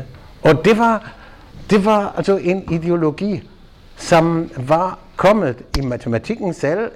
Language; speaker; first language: Danish; non-native, fluent; German